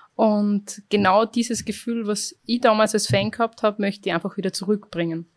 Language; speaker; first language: German; native; German